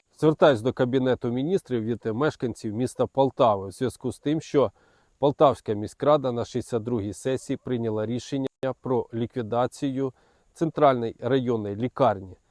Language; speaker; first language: Ukrainian; native; Ukrainian